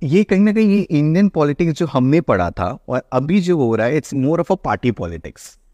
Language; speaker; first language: Hindi; native; Hindi